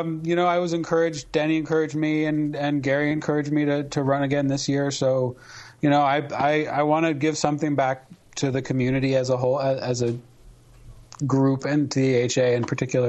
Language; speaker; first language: English; native; English